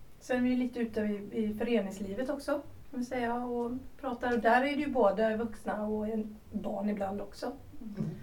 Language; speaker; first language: Swedish; native; Swedish